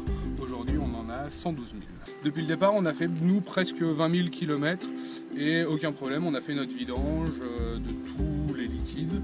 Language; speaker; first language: French; native; French